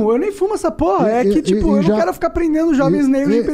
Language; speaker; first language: Portuguese; native; Portuguese